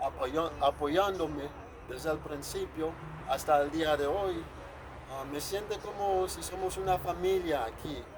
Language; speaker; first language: Spanish; non-native, fluent; Haitian Creole